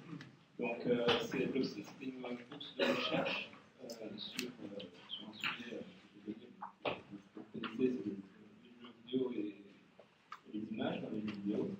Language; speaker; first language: French; native; French